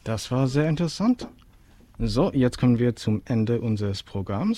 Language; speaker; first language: German; non-native, fluent; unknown